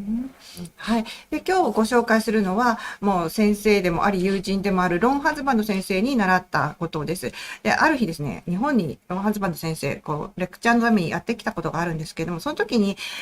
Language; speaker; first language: Japanese; native; Japanese